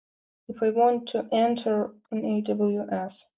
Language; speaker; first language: English; non-native, learner; Russian